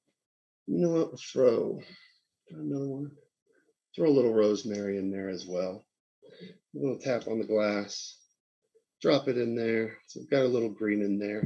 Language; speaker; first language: English; native; English